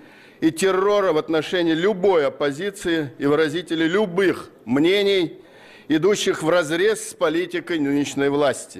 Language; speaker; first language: Russian; native; Russian